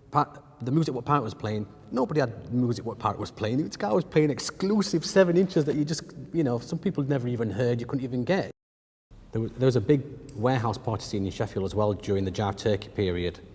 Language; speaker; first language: English; native; English